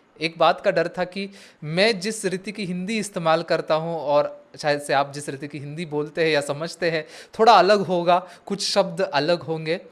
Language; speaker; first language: Hindi; non-native, local second language; Marathi